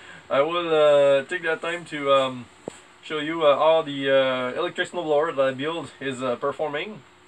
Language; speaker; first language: English; non-native, fluent; French